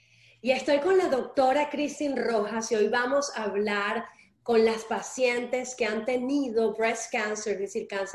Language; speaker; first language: Spanish; early bilingual, heritage; Spanish